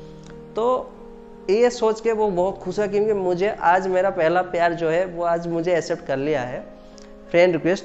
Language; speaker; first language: Hindi; non-native, local second language; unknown